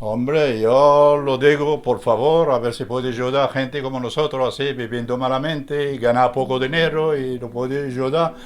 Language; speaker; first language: Spanish; native; Spanish